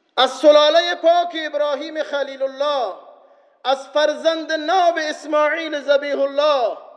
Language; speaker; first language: Persian; non-native, local second language; Baluchi